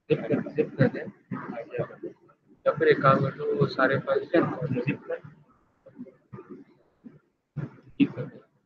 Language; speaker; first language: Hindi; native; Hindi